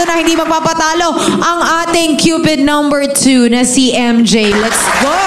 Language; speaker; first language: Filipino; native; Filipino